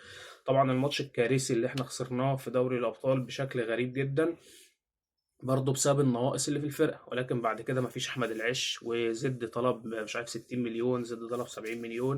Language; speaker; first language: Arabic; native; Arabic